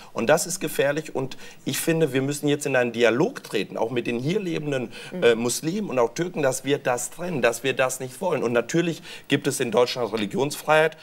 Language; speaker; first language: German; early bilingual, other home language; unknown